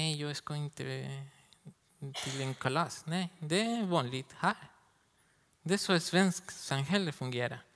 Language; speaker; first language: Swedish; non-native, learner; Spanish